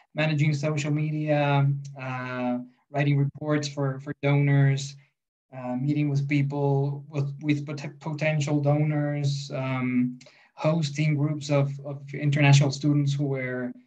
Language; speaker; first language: English; non-native, fluent; Spanish